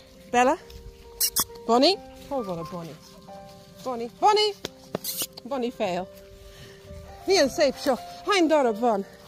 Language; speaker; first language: Hungarian; non-native, learner; English